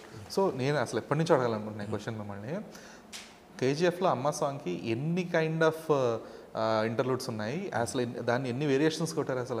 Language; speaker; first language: Telugu; native; Telugu